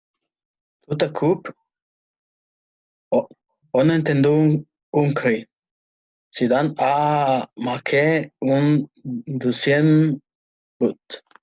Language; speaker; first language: French; non-native, learner; Spanish